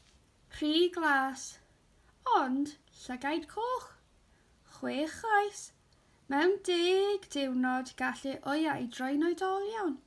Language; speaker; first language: Welsh; non-native, local second language; English